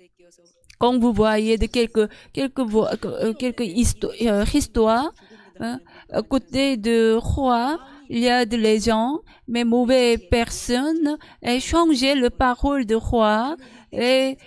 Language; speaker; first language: French; non-native, learner; Korean